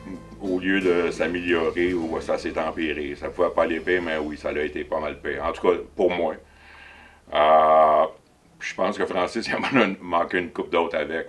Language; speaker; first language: French; native; French